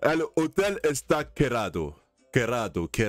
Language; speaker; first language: Spanish; non-native, learner; English